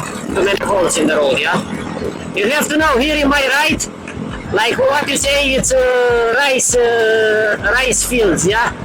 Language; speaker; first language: English; non-native, learner; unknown